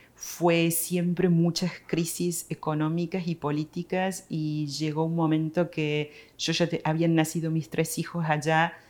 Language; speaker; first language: Spanish; native; Spanish